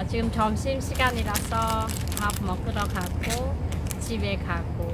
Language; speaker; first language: Korean; non-native, fluent; Khmer